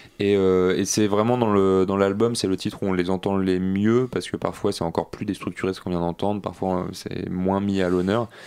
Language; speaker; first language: French; native; French